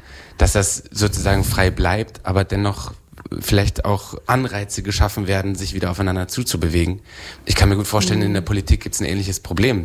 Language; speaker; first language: German; native; German